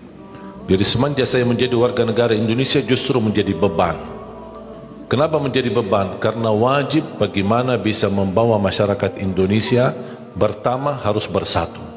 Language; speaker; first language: Indonesian; non-native, fluent; Arabic